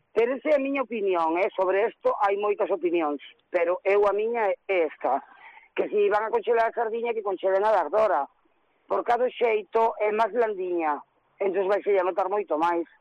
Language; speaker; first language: Galician; native; Galician